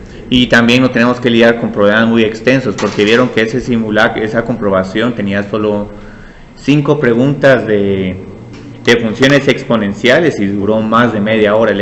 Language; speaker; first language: Spanish; native; Spanish